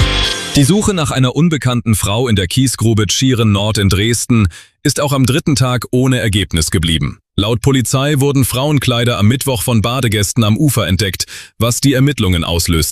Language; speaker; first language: German; native; German